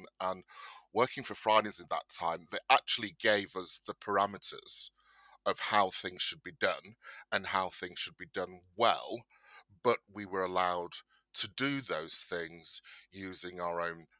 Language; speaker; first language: English; native; English